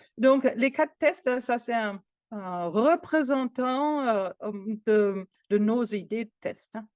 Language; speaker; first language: French; non-native, fluent; German